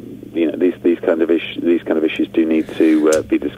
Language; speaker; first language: English; native; English